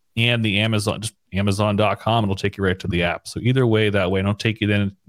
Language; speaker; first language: English; native; English